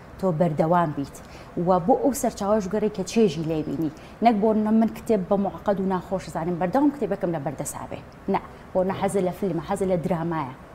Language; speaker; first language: Central Kurdish; native; Central Kurdish